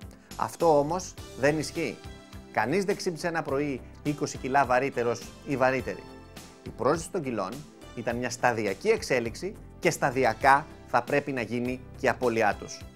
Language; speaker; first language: Greek; native; Greek